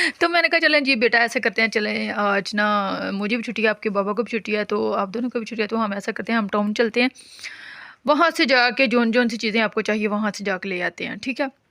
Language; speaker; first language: Urdu; non-native, local second language; Punjabi